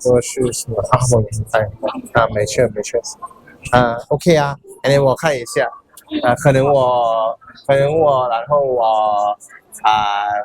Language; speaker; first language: Chinese; non-native, learner; Thai